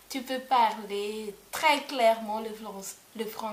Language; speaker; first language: French; non-native, local second language; Malagasy